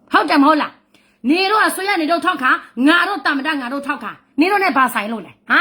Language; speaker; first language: Burmese; non-native, local second language; S'gaw Karen